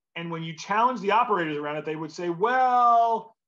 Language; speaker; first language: English; native; English